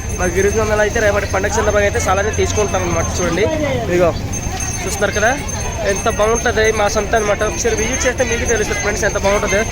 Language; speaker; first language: Telugu; non-native, local second language; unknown